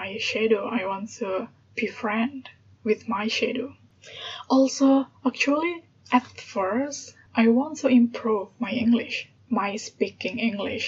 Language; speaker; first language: English; non-native, fluent; Indonesian